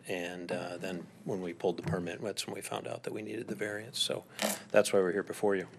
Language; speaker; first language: English; native; English